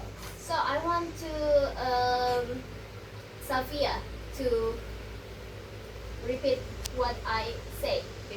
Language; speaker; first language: English; non-native, learner; Indonesian